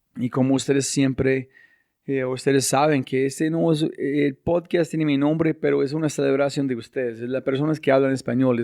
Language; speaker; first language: Spanish; non-native, fluent; English